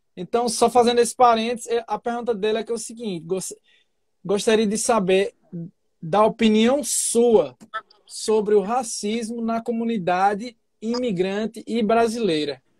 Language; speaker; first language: Portuguese; native; Portuguese